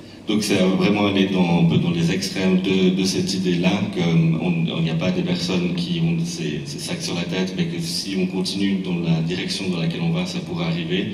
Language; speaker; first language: French; native; French